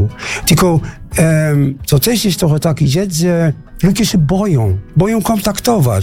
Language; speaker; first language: Polish; non-native, fluent; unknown